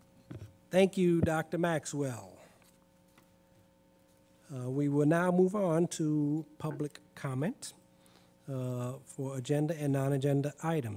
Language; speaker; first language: English; native; English